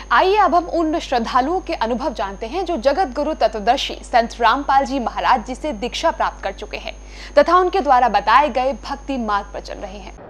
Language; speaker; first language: Hindi; native; Hindi